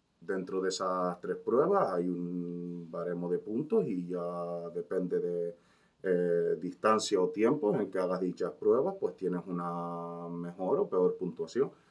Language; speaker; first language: Spanish; native; Spanish